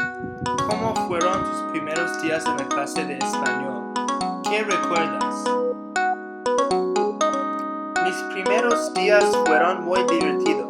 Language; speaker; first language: Spanish; non-native, learner; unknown